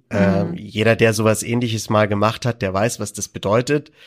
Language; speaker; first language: German; native; German